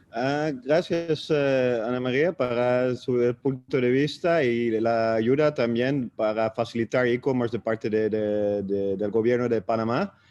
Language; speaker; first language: Spanish; non-native, fluent; Dutch